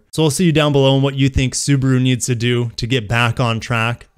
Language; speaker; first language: English; native; English